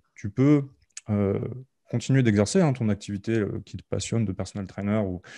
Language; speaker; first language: French; native; French